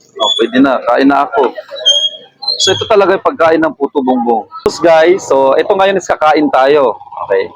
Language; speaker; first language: Filipino; native; Filipino